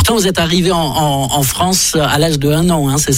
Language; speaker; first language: French; native; French